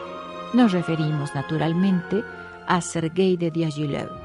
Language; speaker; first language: Spanish; native; Spanish